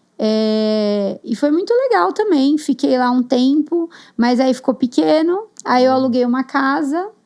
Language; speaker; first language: Portuguese; native; Portuguese